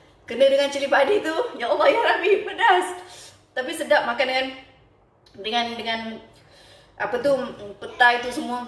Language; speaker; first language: Malay; non-native, local second language; Tamil